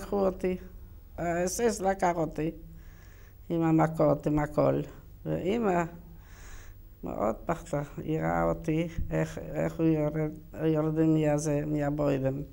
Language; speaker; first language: Hebrew; non-native, learner; Yiddish